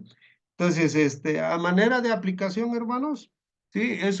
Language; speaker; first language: Spanish; native; Spanish